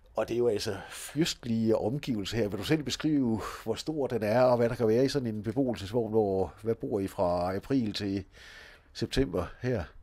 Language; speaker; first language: Danish; native; Danish